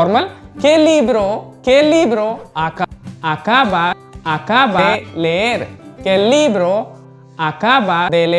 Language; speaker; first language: Spanish; non-native, learner; Hindi